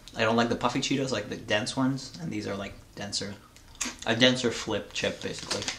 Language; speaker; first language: English; native; English